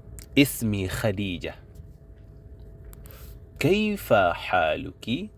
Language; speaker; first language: Arabic; non-native, fluent; Indonesian